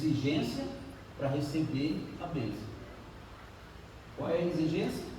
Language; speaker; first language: Portuguese; native; Portuguese